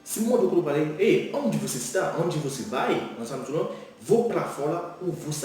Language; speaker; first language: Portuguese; non-native, learner; Haitian Creole